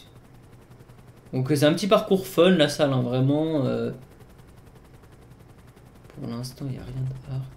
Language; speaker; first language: French; native; French